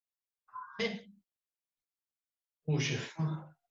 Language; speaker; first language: French; non-native, learner; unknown